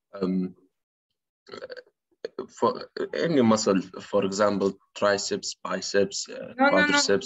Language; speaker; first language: English; non-native, learner; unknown